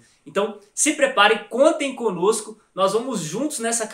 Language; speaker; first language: Portuguese; native; Portuguese